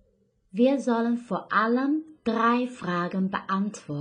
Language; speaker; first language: German; non-native, fluent; Chinese